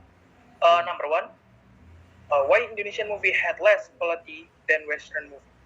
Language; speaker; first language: English; non-native, learner; Indonesian